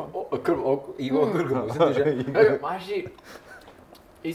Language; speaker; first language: Korean; non-native, learner; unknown